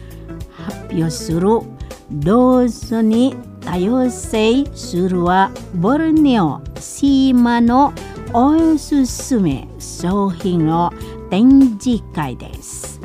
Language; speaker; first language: Japanese; non-native, learner; Indonesian